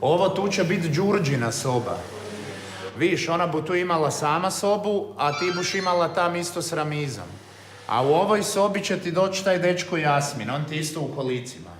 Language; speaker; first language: Croatian; native; Croatian